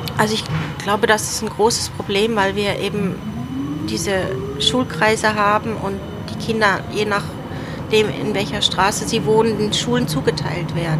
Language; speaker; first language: German; early bilingual, other home language; Turoyo